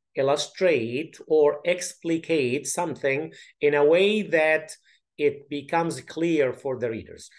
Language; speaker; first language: English; non-native, fluent; Arabic